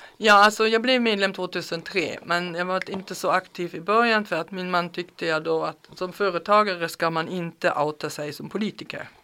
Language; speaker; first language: Swedish; non-native, fluent; German